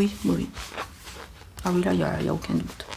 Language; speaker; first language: French; native; French